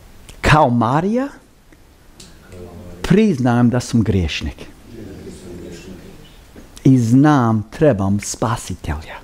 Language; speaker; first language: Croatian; early bilingual, heritage; Croatian